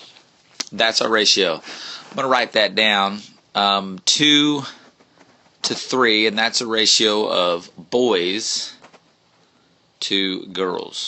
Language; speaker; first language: English; native; English